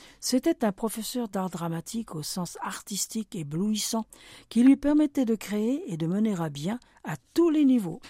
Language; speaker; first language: French; native; French